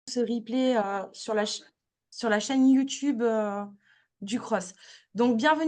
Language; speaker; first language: French; native; French